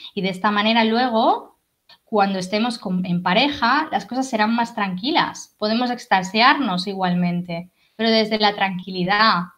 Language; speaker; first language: Spanish; native; Spanish